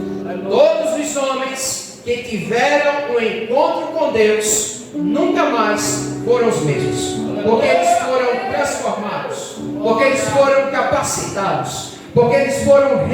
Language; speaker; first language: Portuguese; native; Portuguese